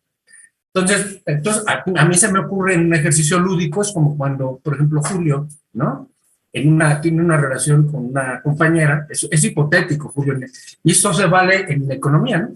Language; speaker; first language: Spanish; native; Spanish